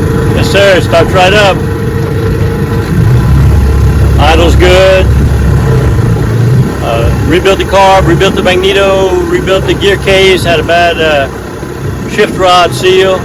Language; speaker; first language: English; native; English